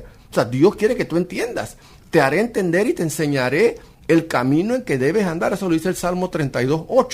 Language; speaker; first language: Spanish; native; Spanish